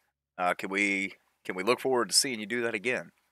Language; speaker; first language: English; native; English